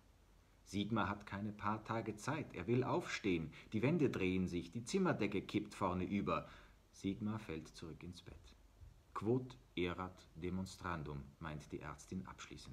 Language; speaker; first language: German; native; German